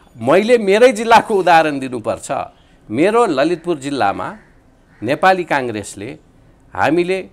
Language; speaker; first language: Nepali; native; Nepali